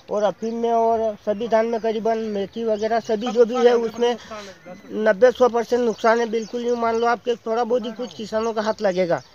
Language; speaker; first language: Hindi; native; Hindi